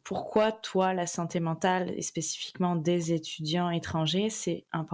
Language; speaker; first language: French; native; French